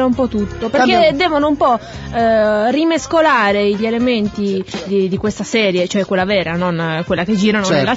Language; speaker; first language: Italian; native; Italian